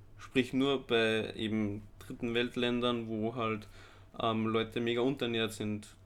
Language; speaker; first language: German; native; German